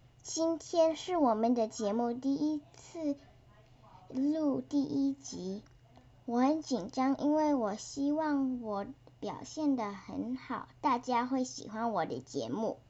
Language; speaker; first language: Chinese; early bilingual, heritage; Chinese